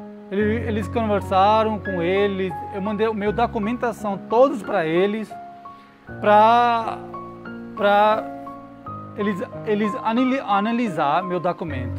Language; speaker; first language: Portuguese; non-native, learner; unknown